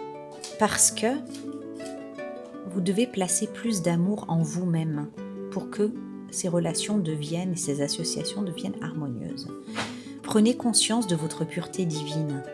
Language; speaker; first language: French; native; French